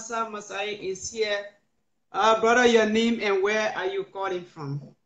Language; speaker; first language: English; non-native, local second language; Mandingo